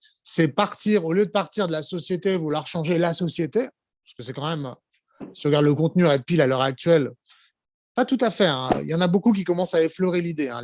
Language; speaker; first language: French; native; French